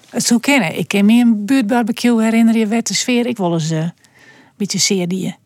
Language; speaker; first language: Dutch; native; Dutch